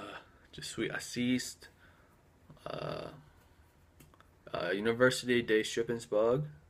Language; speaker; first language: French; non-native, learner; English